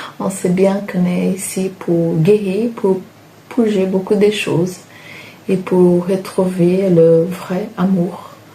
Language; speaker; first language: French; non-native, fluent; Portuguese